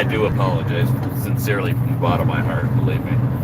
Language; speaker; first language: English; native; English